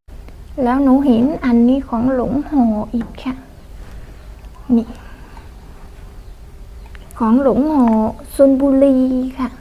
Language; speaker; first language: Thai; non-native, learner; Vietnamese